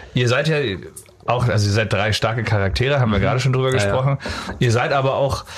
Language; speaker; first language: German; native; German